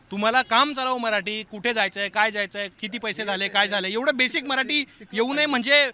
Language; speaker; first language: Marathi; native; Marathi